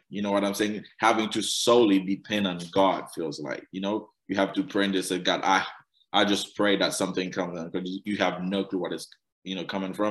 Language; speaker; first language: English; non-native, fluent; Haitian Creole